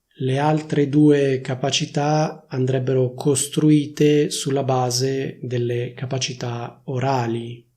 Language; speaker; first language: Italian; native; Italian